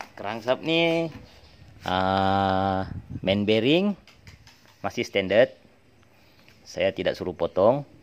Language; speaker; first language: Malay; native; Malay